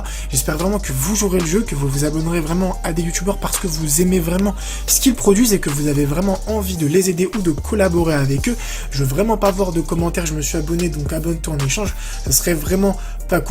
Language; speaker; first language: French; native; French